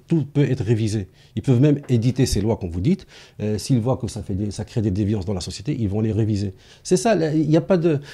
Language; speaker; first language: French; non-native, local second language; Arabic